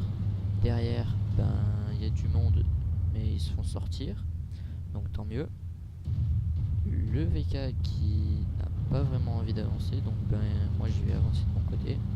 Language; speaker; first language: French; native; French